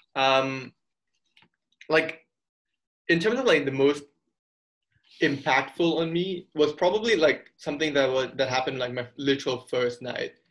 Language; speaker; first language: English; early bilingual, other home language; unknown